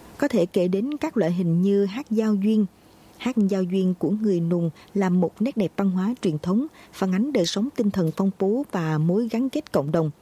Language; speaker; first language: Vietnamese; native; Vietnamese